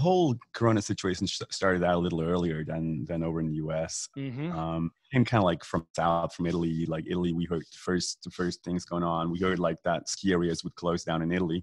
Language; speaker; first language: English; non-native, fluent; Swiss German